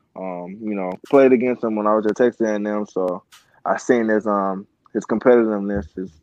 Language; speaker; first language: English; native; English